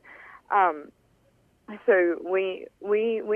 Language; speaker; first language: English; native; English